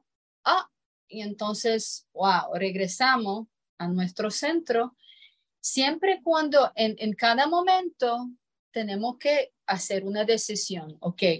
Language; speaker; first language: Spanish; non-native, fluent; Croatian